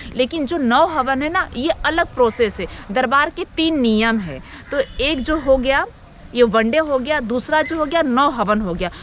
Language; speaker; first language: Hindi; native; Hindi